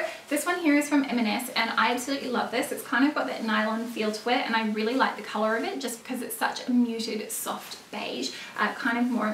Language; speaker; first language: English; native; English